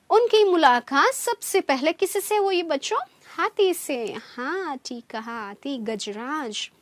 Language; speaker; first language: Hindi; non-native, local second language; Kannada